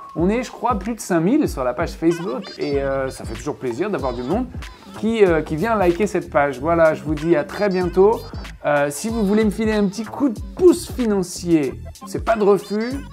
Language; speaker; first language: French; native; French